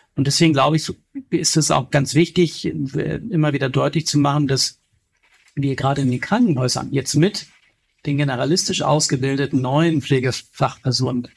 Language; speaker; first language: German; native; German